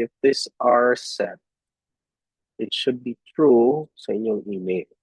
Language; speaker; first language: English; non-native, local second language; Cebuano